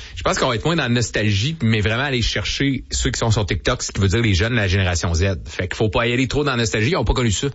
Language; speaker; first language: French; native; French